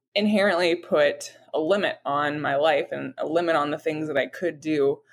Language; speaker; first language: English; native; English